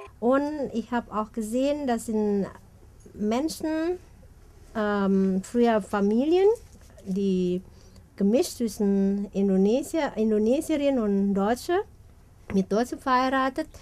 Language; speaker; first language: German; non-native, fluent; Indonesian